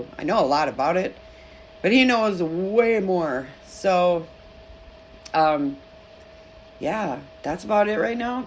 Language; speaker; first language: English; native; English